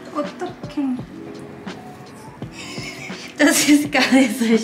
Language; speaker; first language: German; non-native, learner; Korean